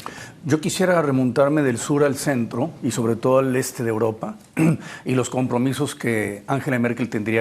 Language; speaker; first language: Spanish; native; Spanish